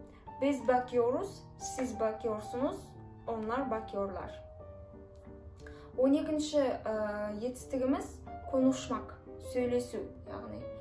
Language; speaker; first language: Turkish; non-native, fluent; Kazakh